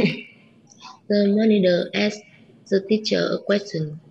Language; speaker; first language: English; non-native, learner; Vietnamese